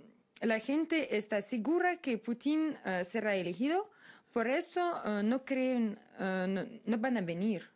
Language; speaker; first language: Spanish; non-native, fluent; Russian